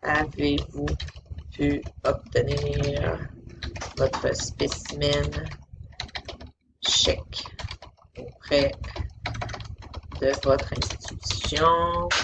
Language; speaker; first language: French; native; French